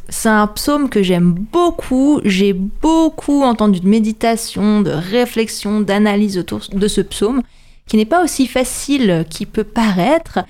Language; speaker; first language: French; native; French